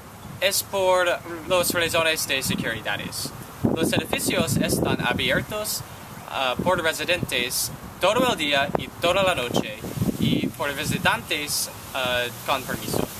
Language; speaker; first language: Spanish; non-native, learner; English